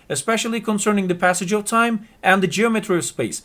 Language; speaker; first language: English; non-native, fluent; Turkish